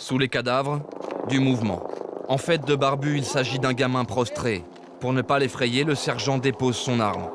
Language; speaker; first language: French; native; French